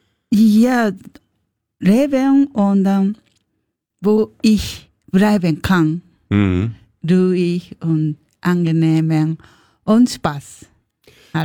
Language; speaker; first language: German; non-native, learner; Japanese